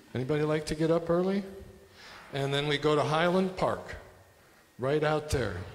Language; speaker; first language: English; native; English